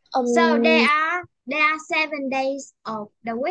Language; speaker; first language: English; non-native, fluent; Vietnamese